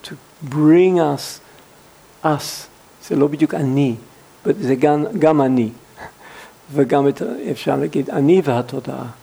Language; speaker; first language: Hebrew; non-native, fluent; English